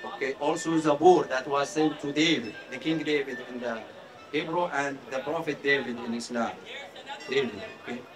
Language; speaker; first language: English; non-native, fluent; Arabic